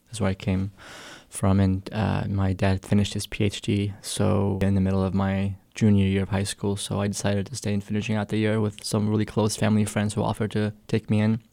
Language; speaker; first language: English; early bilingual, other home language; Arabic